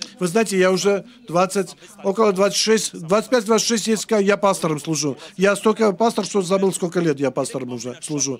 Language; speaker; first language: Russian; non-native, local second language; Armenian